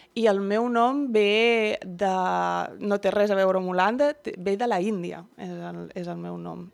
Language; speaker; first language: Catalan; early bilingual, other home language; Dutch